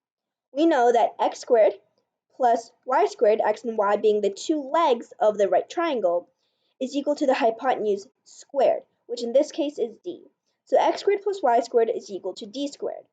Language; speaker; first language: English; native; English